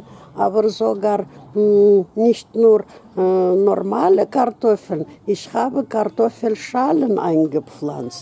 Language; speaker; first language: German; non-native, fluent; Russian